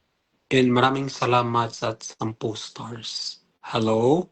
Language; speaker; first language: Filipino; non-native, learner; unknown